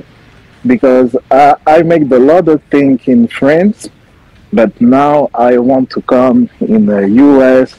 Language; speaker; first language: English; non-native, learner; French